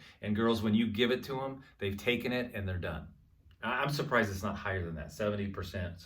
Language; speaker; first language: English; native; English